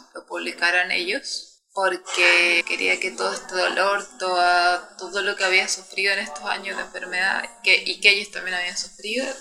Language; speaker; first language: Spanish; native; Spanish